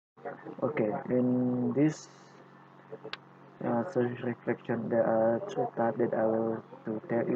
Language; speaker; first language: English; non-native, local second language; Malay